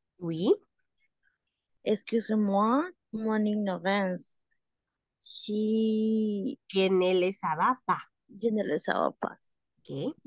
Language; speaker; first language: French; non-native, fluent; Spanish